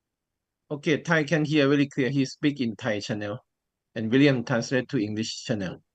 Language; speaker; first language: English; non-native, learner; Thai